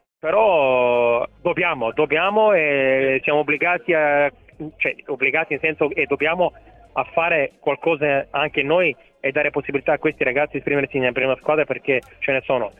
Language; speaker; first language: Italian; non-native, fluent; Bulgarian